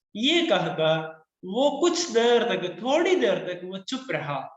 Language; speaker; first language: Hindi; non-native, local second language; Malayalam